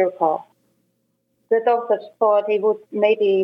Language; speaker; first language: English; non-native, fluent; Icelandic